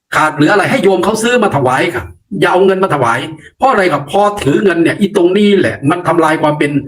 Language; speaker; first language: Thai; native; Thai